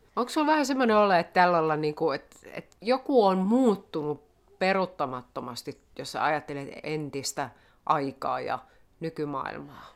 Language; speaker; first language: Finnish; native; Finnish